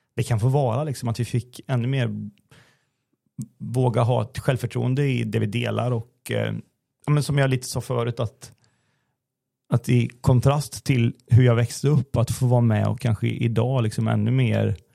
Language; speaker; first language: Swedish; native; Swedish